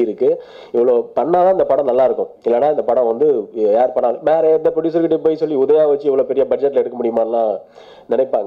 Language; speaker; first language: Tamil; native; Tamil